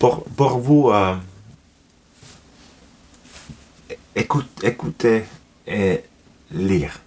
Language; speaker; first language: French; non-native, learner; Finnish